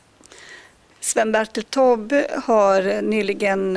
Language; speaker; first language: Swedish; non-native, fluent; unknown